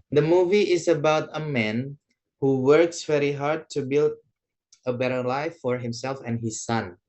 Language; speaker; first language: English; non-native, fluent; Indonesian